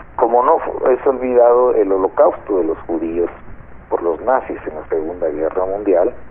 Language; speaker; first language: Spanish; native; Spanish